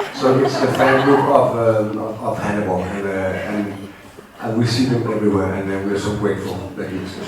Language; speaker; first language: English; non-native, fluent; Danish